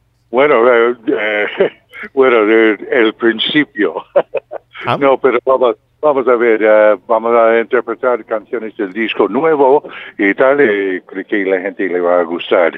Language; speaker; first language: Spanish; non-native, fluent; English